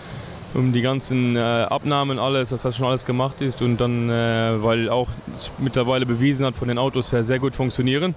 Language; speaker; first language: German; native; German